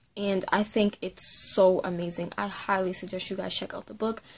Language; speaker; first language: English; native; English